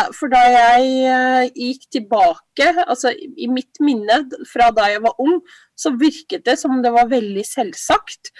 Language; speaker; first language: Norwegian; early bilingual, other home language; Somali